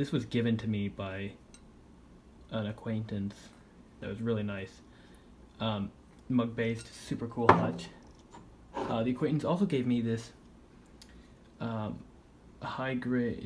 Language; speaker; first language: English; native; English